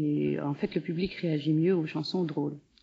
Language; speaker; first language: French; native; French